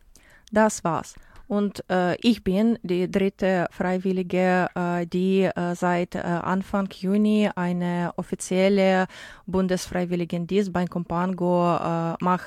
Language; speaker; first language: German; non-native, learner; Ukrainian